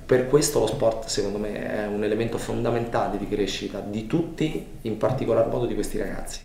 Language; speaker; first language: Italian; native; Italian